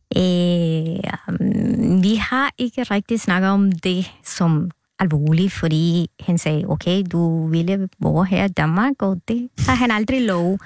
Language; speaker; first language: Danish; non-native, fluent; Spanish